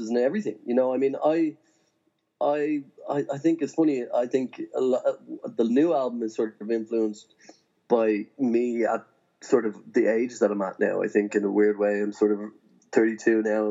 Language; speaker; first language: English; native; English